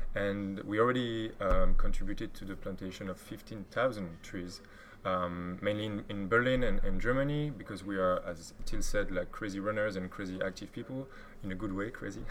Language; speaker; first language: English; non-native, fluent; French